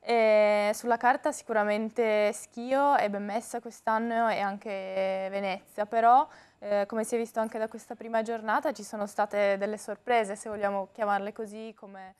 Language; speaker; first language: Italian; native; Italian